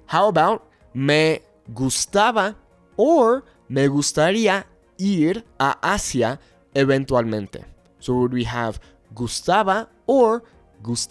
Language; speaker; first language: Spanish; non-native, fluent; English